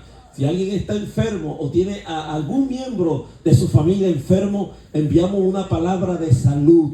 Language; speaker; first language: Spanish; native; Spanish